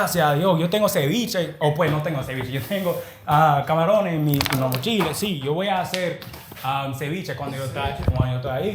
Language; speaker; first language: Spanish; non-native, learner; English